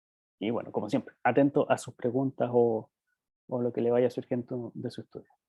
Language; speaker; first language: Spanish; native; Spanish